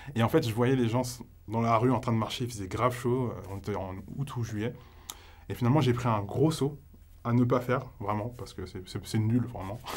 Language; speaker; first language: French; native; French